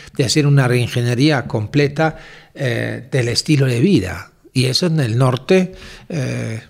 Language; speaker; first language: Spanish; non-native, fluent; German